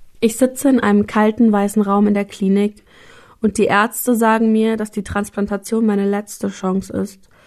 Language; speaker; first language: German; native; German